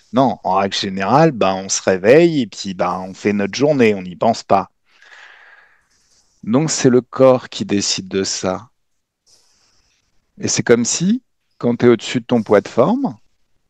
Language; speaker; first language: French; native; French